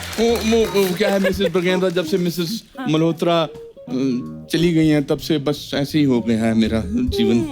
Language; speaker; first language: Hindi; native; Hindi